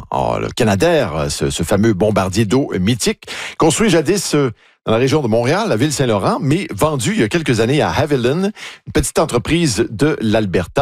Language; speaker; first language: French; native; French